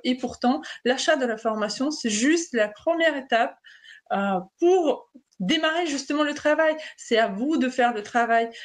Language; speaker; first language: French; non-native, fluent; Russian